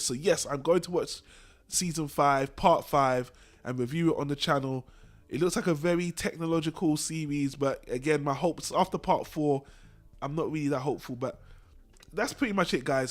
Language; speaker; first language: English; native; English